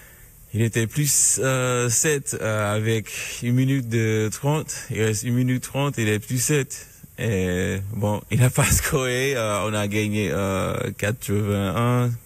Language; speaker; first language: French; non-native, learner; English